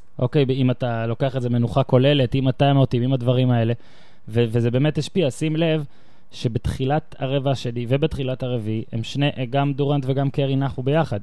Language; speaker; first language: Hebrew; native; Hebrew